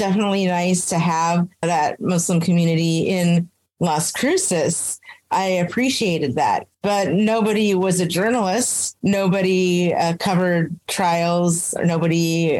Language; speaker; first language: English; native; English